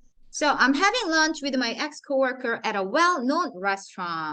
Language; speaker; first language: English; non-native, fluent; Korean